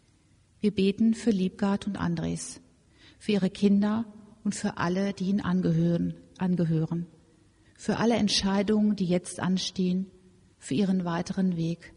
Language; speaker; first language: German; native; German